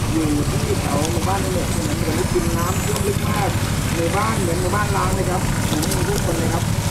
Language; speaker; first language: Thai; native; Thai